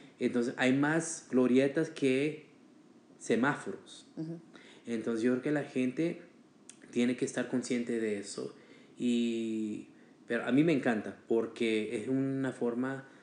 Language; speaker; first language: Spanish; early bilingual, heritage; Spanish